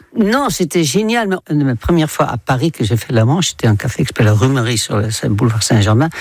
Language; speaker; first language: French; non-native, fluent; Dutch